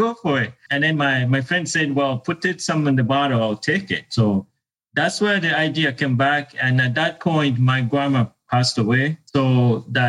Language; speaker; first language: English; non-native, local second language; Ganda